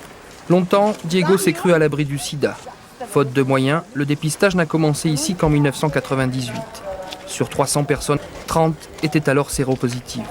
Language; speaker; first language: French; native; French